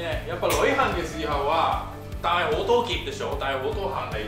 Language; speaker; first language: Cantonese; non-native, fluent; Japanese